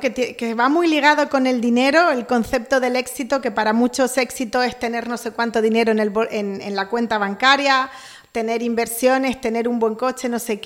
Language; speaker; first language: Spanish; native; Spanish